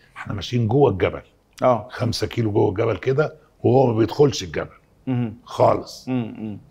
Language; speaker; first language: Arabic; native; Arabic